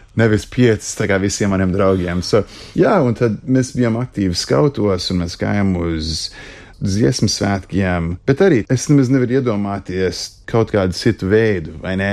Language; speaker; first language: Latvian; early bilingual, heritage; Latvian